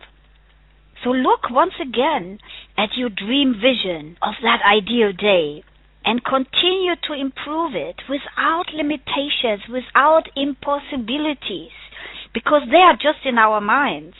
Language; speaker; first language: English; non-native, fluent; German